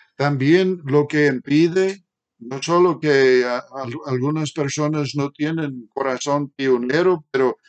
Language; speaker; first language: Spanish; non-native, fluent; English